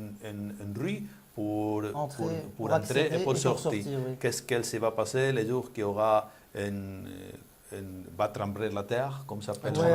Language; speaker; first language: French; non-native, learner; Spanish